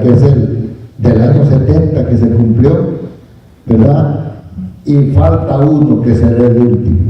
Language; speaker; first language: Spanish; native; Spanish